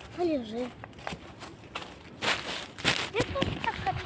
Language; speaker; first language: Russian; native; Russian